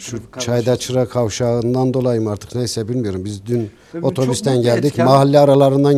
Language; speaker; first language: Turkish; native; Turkish